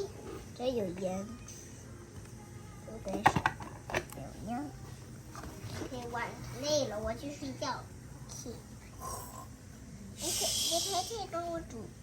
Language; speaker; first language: Chinese; early bilingual, heritage; Chinese